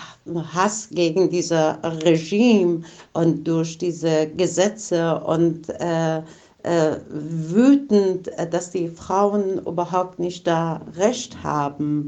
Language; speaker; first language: German; non-native, fluent; Persian